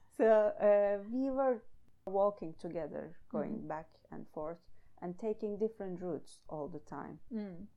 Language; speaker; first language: English; non-native, fluent; Turkish